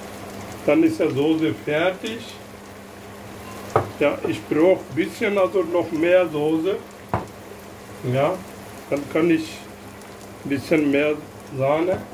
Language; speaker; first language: German; non-native, learner; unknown